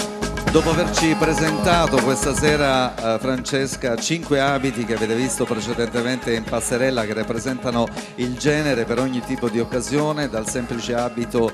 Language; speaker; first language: Italian; native; Italian